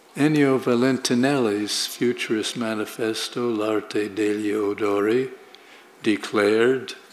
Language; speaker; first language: English; native; English